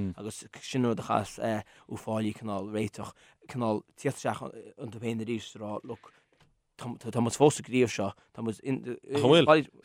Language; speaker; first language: Irish; non-native, local second language; English